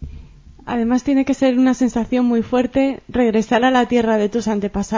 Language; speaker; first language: Spanish; native; Spanish